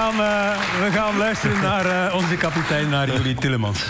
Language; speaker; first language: Dutch; native; Dutch